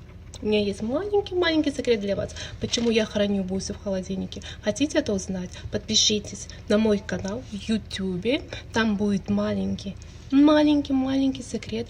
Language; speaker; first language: Russian; non-native, fluent; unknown